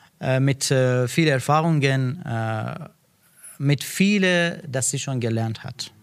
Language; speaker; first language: German; non-native, learner; Persian